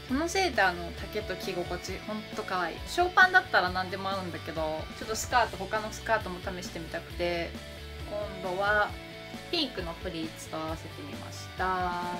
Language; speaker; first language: Japanese; native; Japanese